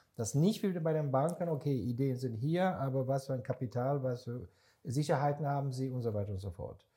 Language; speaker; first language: German; non-native, fluent; Hebrew